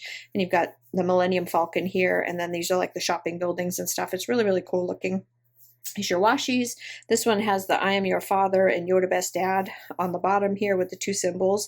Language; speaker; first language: English; native; English